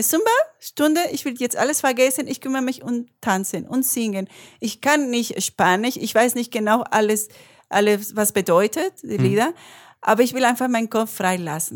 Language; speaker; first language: German; non-native, learner; Spanish